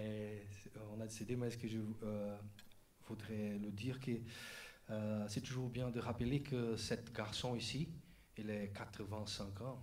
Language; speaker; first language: French; non-native, learner; Portuguese